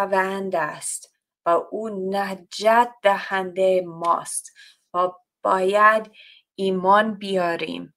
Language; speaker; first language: Persian; non-native, fluent; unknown